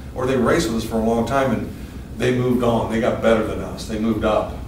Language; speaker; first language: English; native; English